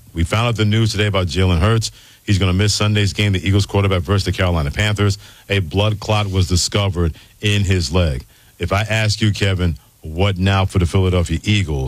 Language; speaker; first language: English; native; English